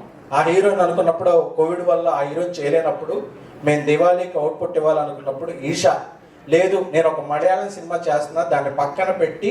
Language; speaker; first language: Telugu; native; Telugu